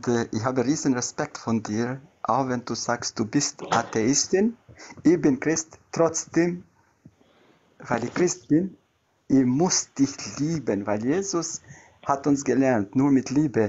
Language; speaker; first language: German; non-native, learner; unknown